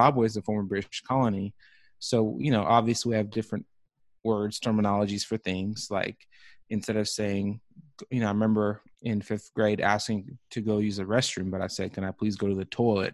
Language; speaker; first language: English; early bilingual, other home language; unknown